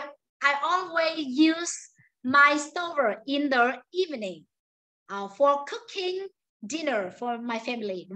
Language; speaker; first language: English; non-native, fluent; Vietnamese